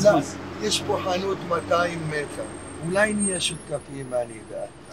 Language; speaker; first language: Hebrew; early bilingual, other home language; Arabic